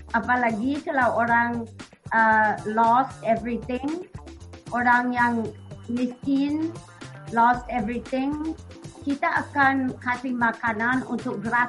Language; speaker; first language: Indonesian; non-native, learner; English